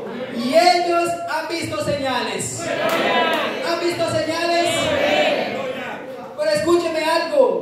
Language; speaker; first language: Spanish; native; Spanish